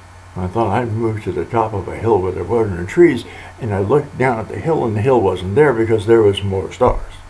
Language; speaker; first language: English; native; English